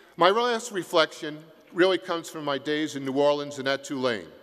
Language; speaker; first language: English; native; English